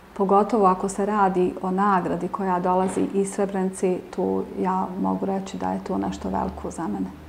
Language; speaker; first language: Bosnian; native; Bosnian